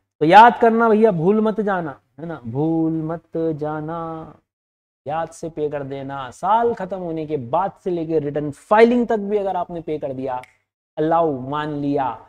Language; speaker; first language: Hindi; native; Hindi